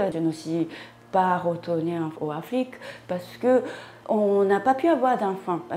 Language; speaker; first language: French; non-native, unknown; Japanese